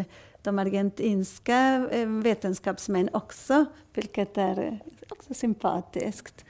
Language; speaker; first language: Swedish; non-native, fluent; Spanish